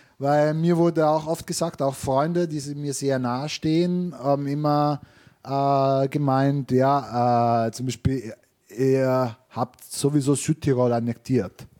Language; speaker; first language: German; non-native, fluent; Italian